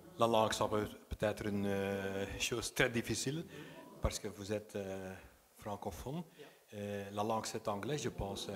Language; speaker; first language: French; non-native, local second language; Dutch